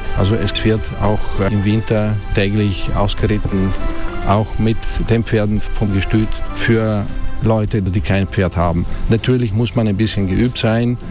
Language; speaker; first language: German; non-native, fluent; Italian